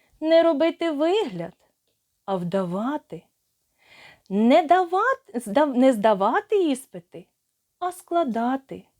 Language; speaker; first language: Ukrainian; native; Ukrainian